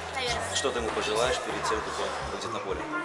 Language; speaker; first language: Russian; native; Russian